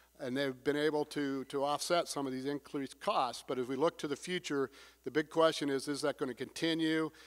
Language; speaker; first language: English; native; English